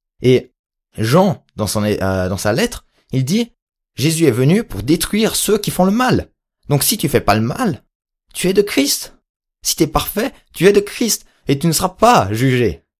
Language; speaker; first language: French; native; French